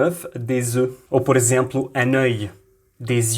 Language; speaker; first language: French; non-native, local second language; Arabic